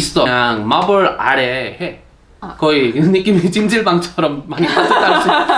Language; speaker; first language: Korean; non-native, learner; Spanish